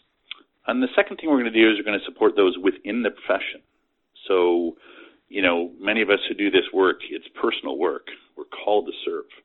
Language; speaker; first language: English; native; English